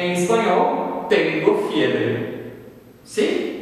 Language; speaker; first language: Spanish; non-native, fluent; Portuguese